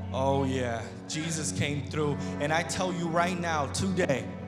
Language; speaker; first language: English; early bilingual, other home language; Spanish